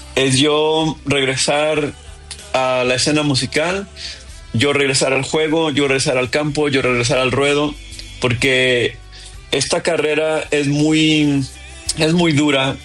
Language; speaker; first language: Spanish; early bilingual, heritage; Spanish